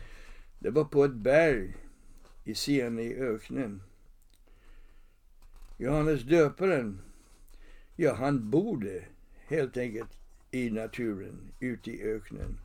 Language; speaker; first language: Swedish; non-native, fluent; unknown